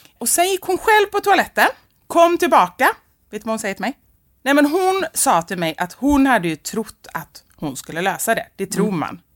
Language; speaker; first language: Swedish; native; Swedish